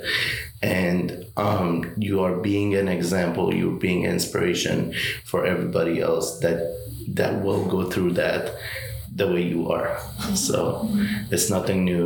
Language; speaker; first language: English; non-native, fluent; Persian